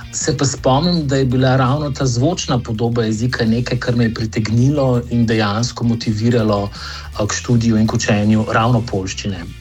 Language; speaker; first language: Slovenian; native; Slovenian